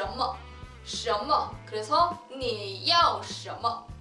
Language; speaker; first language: Chinese; non-native, fluent; Korean